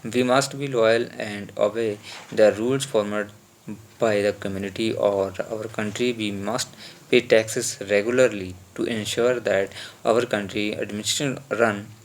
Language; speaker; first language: English; non-native, local second language; Punjabi